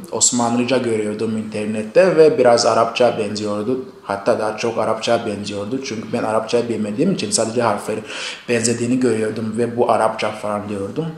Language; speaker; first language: Turkish; non-native, fluent; Arabic